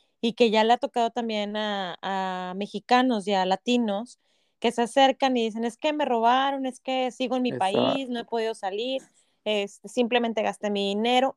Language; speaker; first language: Spanish; native; Spanish